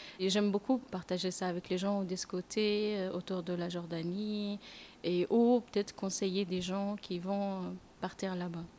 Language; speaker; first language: French; non-native, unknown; Arabic